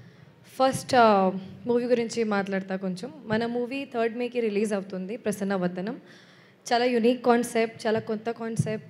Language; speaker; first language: Telugu; non-native, learner; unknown